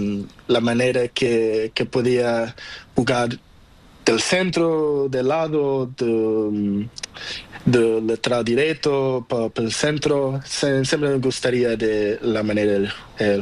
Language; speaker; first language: Spanish; non-native, learner; Portuguese